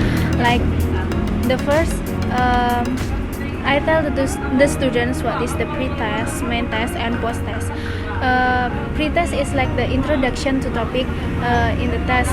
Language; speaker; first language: English; non-native, learner; Indonesian